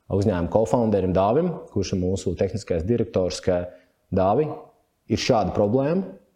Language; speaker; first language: Latvian; native; Latvian